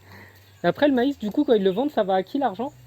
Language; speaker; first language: French; native; French